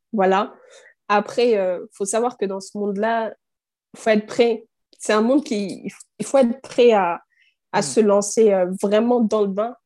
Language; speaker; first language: French; native; French